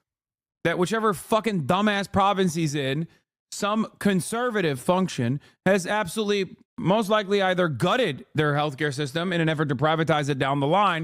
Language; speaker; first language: English; native; English